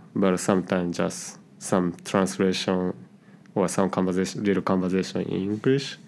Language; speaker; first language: English; non-native, learner; Japanese